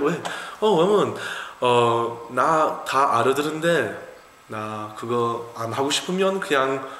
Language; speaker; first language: Korean; non-native, learner; English